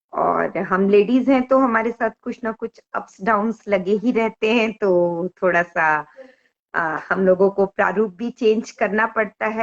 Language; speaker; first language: Hindi; native; Hindi